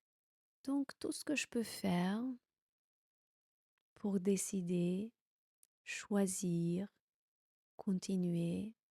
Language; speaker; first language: French; non-native, fluent; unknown